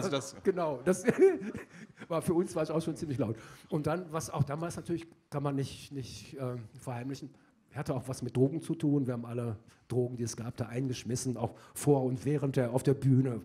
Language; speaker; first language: German; native; German